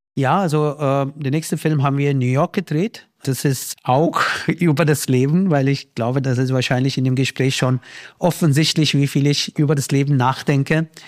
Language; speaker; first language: German; non-native, fluent; Hindi